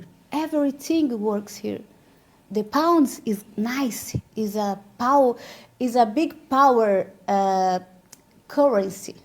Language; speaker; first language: English; non-native, learner; Portuguese